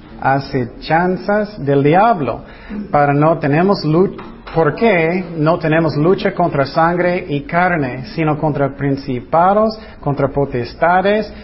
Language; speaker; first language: Spanish; non-native, fluent; English